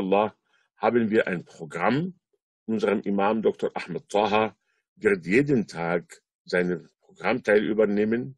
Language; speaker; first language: German; non-native, fluent; Arabic